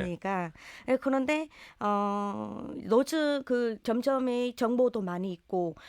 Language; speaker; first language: Korean; non-native, learner; Vietnamese